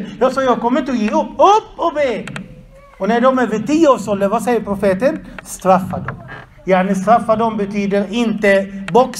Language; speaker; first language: Swedish; non-native, fluent; Arabic